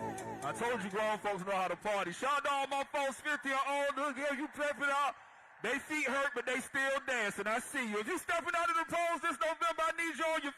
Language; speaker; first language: English; native; English